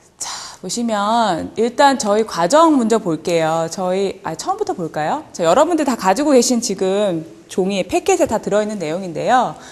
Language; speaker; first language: Korean; early bilingual, heritage; Korean